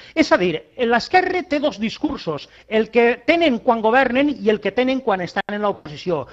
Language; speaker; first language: Catalan; non-native, local second language; Spanish